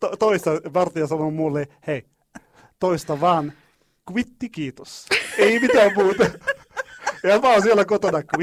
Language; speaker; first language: Finnish; non-native, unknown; Arabic